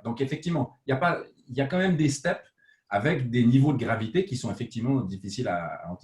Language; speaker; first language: French; native; French